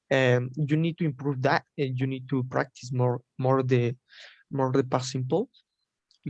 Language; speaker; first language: English; non-native, learner; Spanish